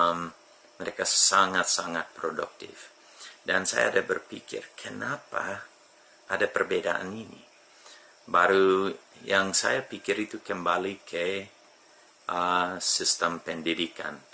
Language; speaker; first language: Indonesian; non-native, fluent; English